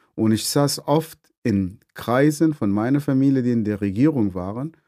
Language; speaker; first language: German; non-native, fluent; Arabic